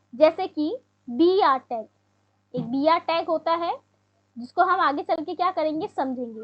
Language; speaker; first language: Hindi; native; Hindi